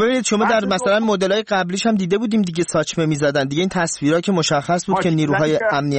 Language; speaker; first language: Persian; native; Persian